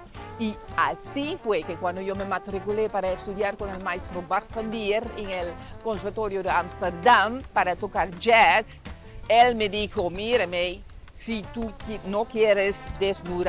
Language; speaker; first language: Spanish; non-native, fluent; Dutch